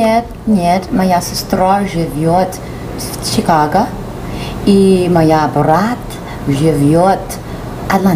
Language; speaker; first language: Russian; non-native, learner; English